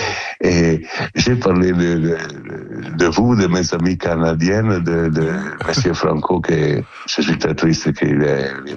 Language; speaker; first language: French; non-native, learner; Italian